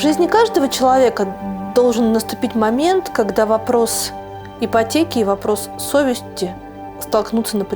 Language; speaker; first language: Russian; native; Russian